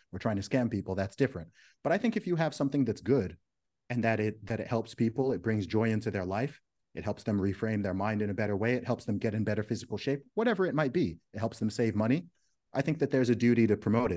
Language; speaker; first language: English; early bilingual, other home language; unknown